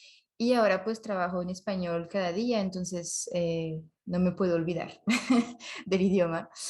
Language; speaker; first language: Spanish; non-native, fluent; French